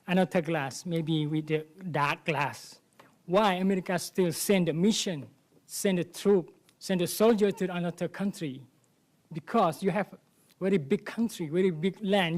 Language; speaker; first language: English; non-native, learner; Thai